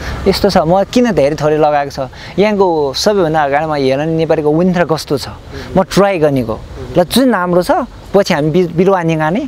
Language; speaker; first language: Nepali; non-native, learner; Chinese